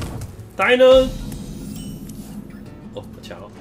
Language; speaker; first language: Chinese; native; Chinese